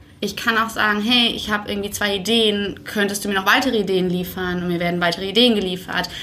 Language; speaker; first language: German; native; German